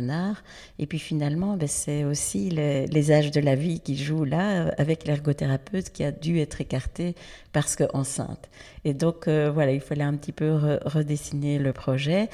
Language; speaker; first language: French; native; French